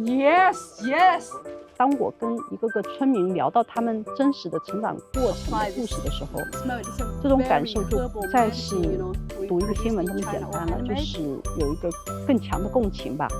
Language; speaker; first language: Chinese; native; Chinese